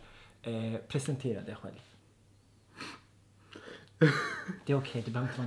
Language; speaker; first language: Swedish; native; Swedish